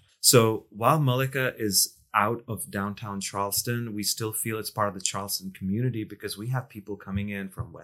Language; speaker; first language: English; non-native, local second language; Urdu